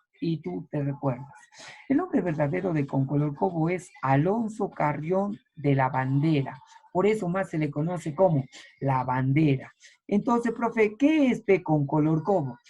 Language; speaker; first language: Spanish; native; Spanish